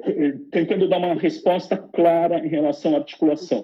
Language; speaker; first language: Portuguese; native; Portuguese